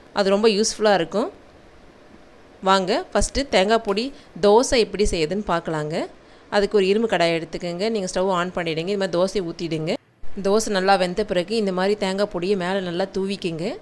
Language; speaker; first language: Tamil; native; Tamil